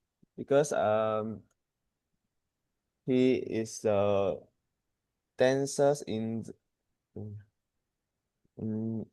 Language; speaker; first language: English; non-native, learner; Vietnamese